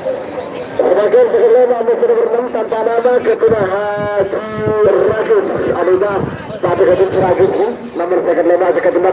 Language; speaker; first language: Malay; non-native, local second language; Madurese